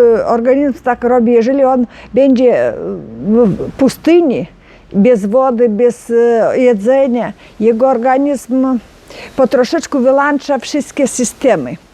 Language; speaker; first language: Polish; non-native, learner; Ukrainian